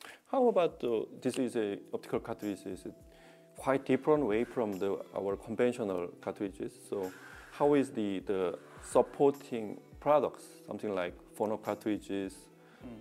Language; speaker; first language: English; non-native, learner; Korean